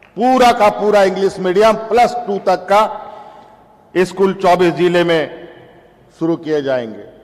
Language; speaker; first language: Hindi; native; Hindi